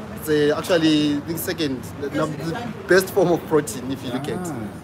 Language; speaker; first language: English; non-native, local second language; North Ndebele